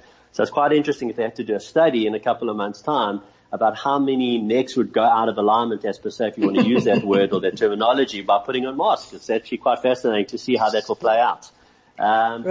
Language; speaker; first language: English; native; English